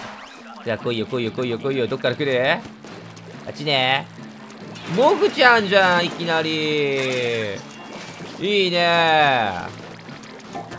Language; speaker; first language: Japanese; native; Japanese